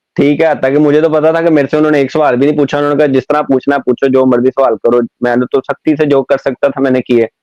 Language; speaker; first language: Urdu; non-native, local second language; Punjabi